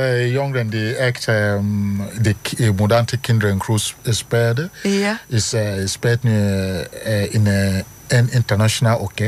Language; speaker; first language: Dutch; non-native, fluent; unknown